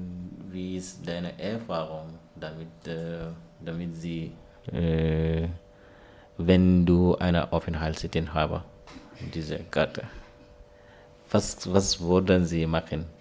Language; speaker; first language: German; non-native, learner; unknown